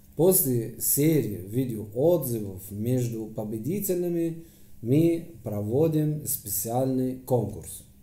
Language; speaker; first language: Russian; non-native, fluent; Persian